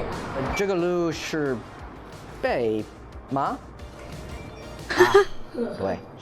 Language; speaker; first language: Chinese; non-native, learner; English